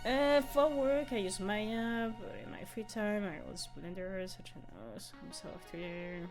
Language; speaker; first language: English; non-native, fluent; French